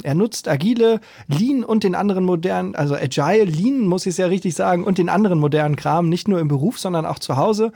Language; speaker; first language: German; native; German